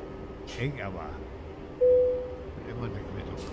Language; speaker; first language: German; native; German